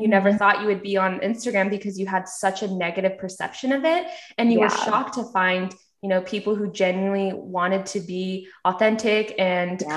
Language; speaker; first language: English; early bilingual, other home language; Korean